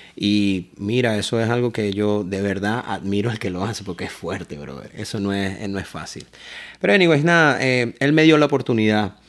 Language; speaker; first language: Spanish; native; Spanish